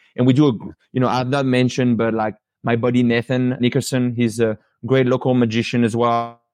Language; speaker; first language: English; non-native, fluent; French